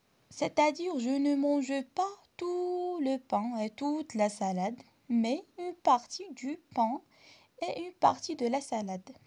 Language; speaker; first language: French; non-native, local second language; Arabic